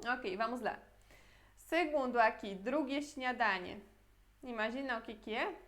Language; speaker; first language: Portuguese; non-native, fluent; Polish